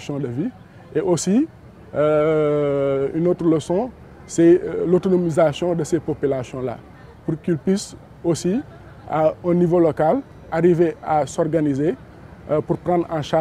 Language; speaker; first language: French; non-native, local second language; Wolof